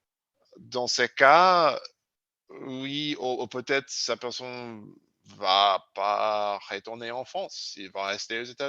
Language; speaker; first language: French; non-native, learner; English